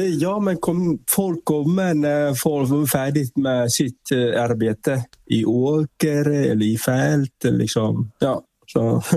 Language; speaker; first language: Swedish; non-native, fluent; Vietnamese